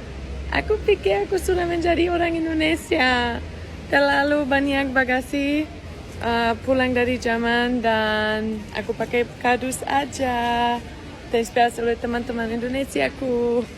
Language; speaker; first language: Indonesian; non-native, fluent; German